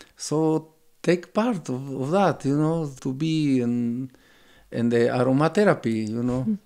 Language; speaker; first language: English; non-native, learner; Spanish